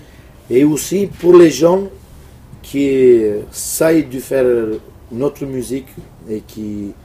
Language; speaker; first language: French; non-native, fluent; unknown